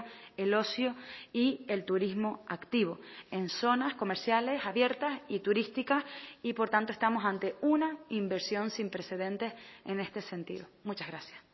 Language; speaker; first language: Spanish; native; Spanish